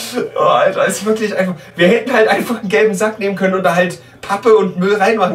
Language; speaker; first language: German; native; German